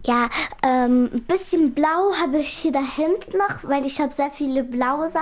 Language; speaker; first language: German; early bilingual, other home language; Arabic